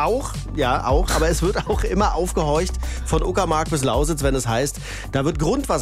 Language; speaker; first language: German; native; German